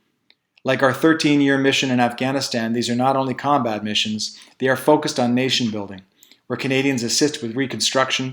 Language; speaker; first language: English; native; English